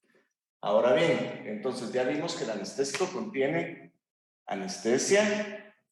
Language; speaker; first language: Spanish; native; Spanish